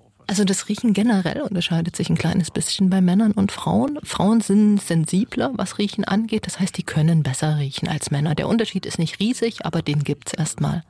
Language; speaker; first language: German; native; German